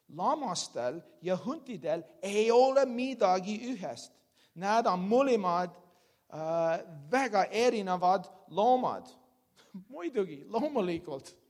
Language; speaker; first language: Estonian; non-native, learner; English